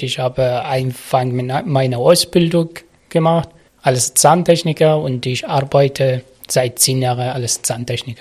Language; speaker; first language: German; non-native, learner; Arabic